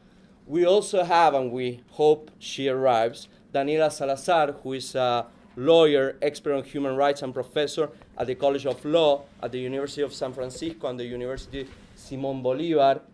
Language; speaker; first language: English; non-native, fluent; Spanish